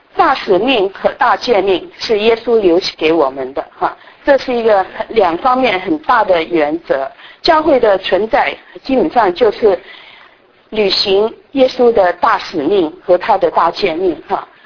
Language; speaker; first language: Chinese; non-native, local second language; Cantonese